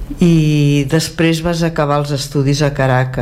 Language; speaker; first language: Catalan; native; Catalan